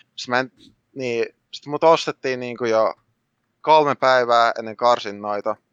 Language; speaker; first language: Finnish; early bilingual, other home language; Russian